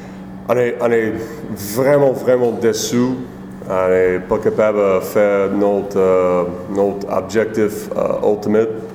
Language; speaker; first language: French; non-native, learner; English